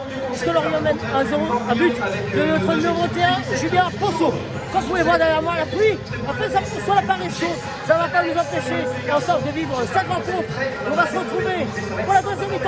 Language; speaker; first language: French; native; French